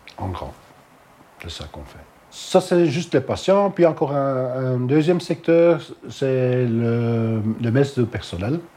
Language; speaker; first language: French; non-native, local second language; Dutch